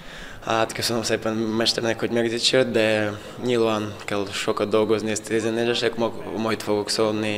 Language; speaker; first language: Hungarian; non-native, learner; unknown